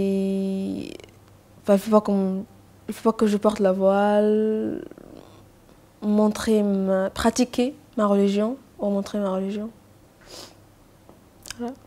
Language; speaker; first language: French; non-native, learner; Arabic